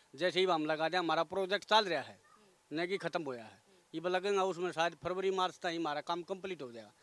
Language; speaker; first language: Hindi; native; Hindi